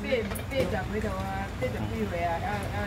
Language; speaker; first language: Chinese; non-native, local second language; Min Nan Chinese